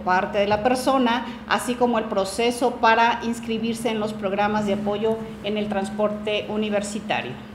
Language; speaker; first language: Spanish; native; Spanish